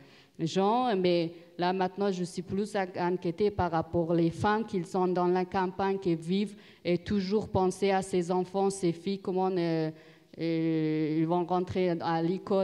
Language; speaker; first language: French; non-native, learner; Persian